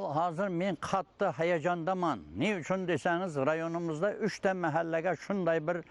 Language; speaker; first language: Uzbek; non-native, local second language; Kara-Kalpak